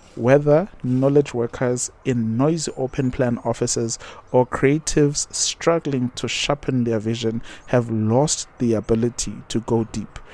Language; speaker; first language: English; non-native, local second language; Zulu